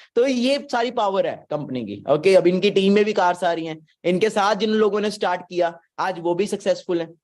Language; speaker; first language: Hindi; non-native, local second language; Punjabi